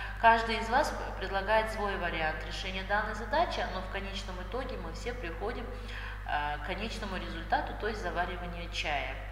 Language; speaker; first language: Russian; non-native, local second language; Kazakh